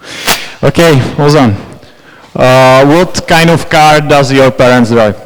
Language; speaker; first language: English; non-native, fluent; Czech